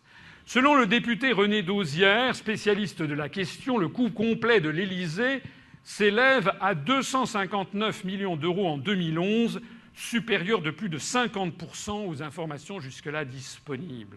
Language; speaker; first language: French; native; French